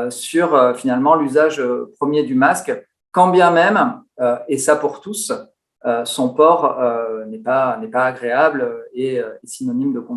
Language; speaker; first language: French; native; French